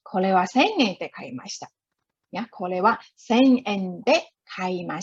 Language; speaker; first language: Japanese; non-native, fluent; Chinese